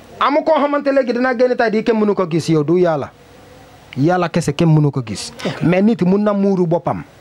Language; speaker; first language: Wolof; non-native, learner; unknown